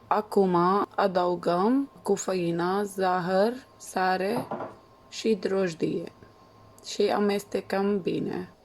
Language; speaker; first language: Romanian; non-native, learner; Arabic